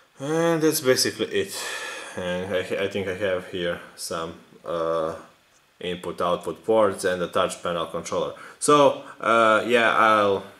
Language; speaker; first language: English; non-native, fluent; Serbian